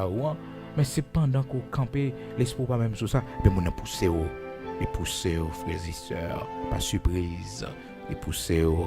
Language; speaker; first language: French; non-native, local second language; Haitian Creole